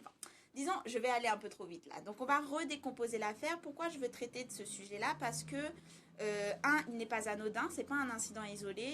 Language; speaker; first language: French; native; French